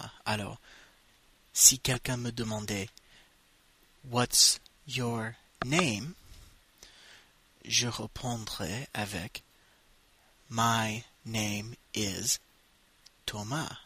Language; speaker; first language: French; non-native, fluent; English